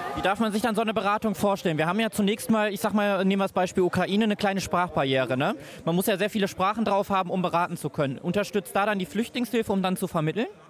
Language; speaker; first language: German; native; German